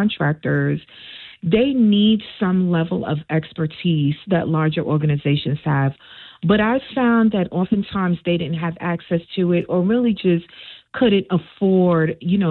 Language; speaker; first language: English; native; English